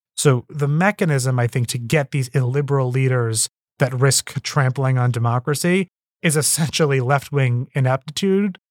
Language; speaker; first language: English; native; English